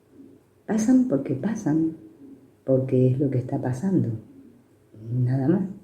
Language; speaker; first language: Spanish; native; Spanish